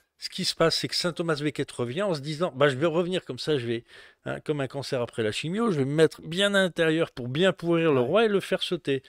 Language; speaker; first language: French; native; French